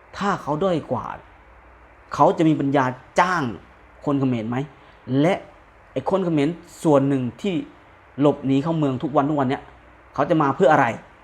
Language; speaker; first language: Thai; native; Thai